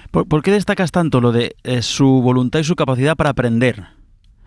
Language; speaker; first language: Spanish; native; Spanish